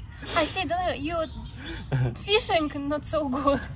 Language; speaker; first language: English; non-native, learner; Ukrainian